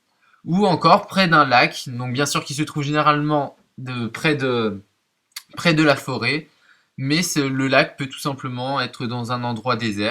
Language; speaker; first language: French; native; French